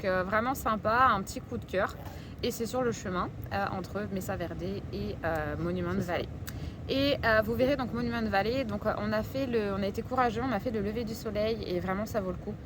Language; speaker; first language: French; native; French